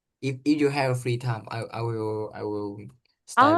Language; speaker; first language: English; non-native, learner; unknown